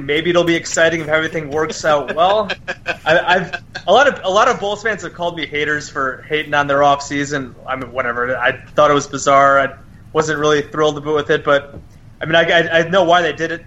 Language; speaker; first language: English; native; English